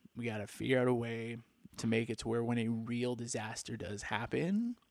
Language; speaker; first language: English; native; English